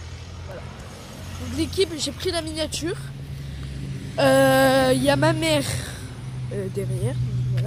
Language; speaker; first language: French; native; French